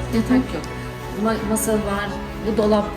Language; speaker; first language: Turkish; native; Turkish